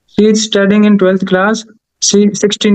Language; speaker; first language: English; non-native, learner; Haryanvi